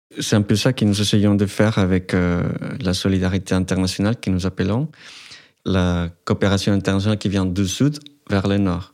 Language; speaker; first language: French; non-native, fluent; Spanish